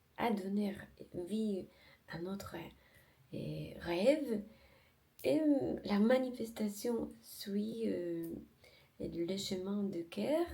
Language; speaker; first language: French; non-native, learner; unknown